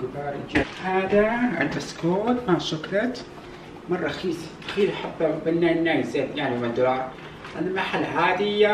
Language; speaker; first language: Arabic; non-native, learner; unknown